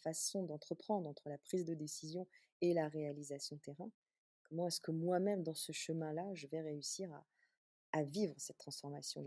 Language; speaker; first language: French; native; French